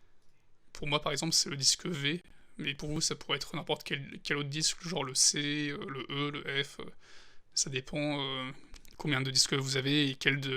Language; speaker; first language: French; native; French